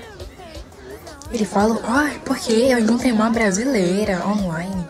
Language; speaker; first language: Portuguese; early bilingual, heritage; Portuguese